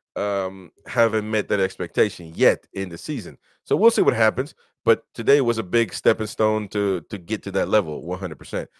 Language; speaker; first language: English; native; English